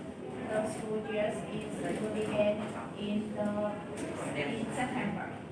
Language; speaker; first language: English; non-native, learner; Vietnamese